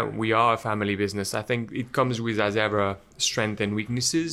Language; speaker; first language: English; non-native, fluent; French